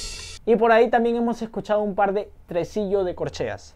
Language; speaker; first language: Spanish; native; Spanish